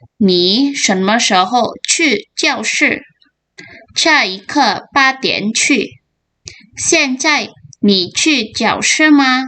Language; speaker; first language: Chinese; non-native, fluent; Indonesian